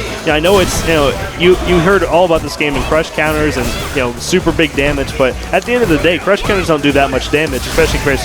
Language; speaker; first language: English; native; English